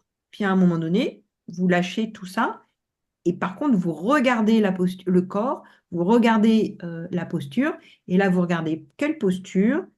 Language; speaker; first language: French; native; French